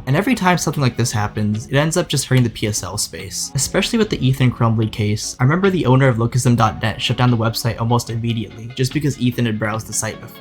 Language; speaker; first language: English; native; English